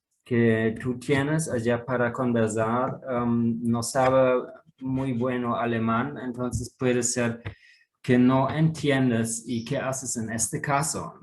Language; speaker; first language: Spanish; non-native, fluent; German